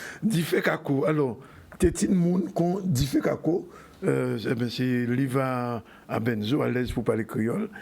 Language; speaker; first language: French; native; French